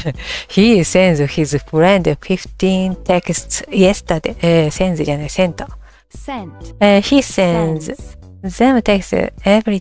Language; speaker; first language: English; non-native, learner; Japanese